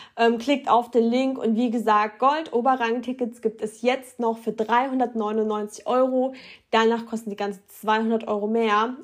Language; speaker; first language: German; early bilingual, other home language; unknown